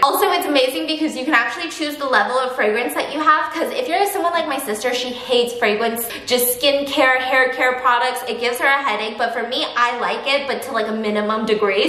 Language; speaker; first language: English; native; English